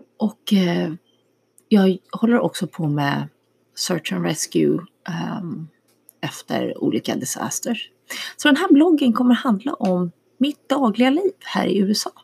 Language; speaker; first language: Swedish; early bilingual, other home language; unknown